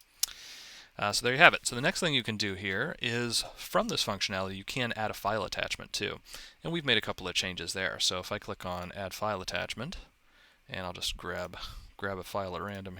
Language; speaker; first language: English; native; English